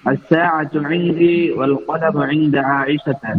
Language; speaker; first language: Arabic; non-native, learner; Bangla